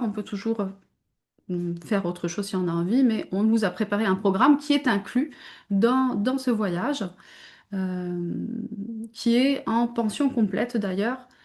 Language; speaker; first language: French; native; French